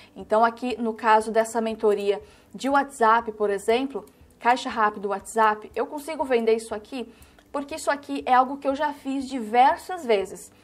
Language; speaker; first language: Portuguese; native; Portuguese